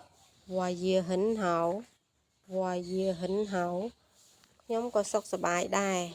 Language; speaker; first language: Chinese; non-native, learner; Khmer